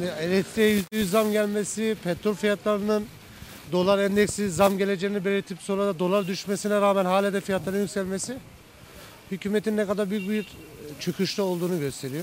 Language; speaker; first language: Turkish; native; Turkish